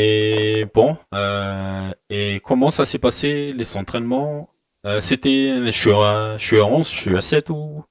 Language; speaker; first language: French; non-native, local second language; Malagasy